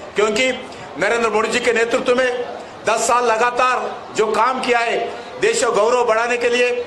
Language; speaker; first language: Hindi; non-native, local second language; Telugu